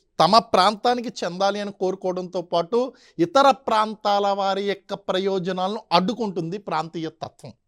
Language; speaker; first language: Telugu; native; Telugu